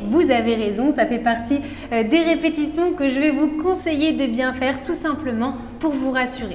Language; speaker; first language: French; native; French